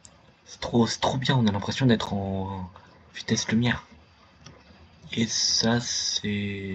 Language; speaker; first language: French; native; French